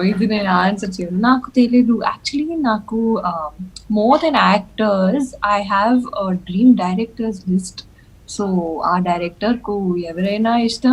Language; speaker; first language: Telugu; non-native, learner; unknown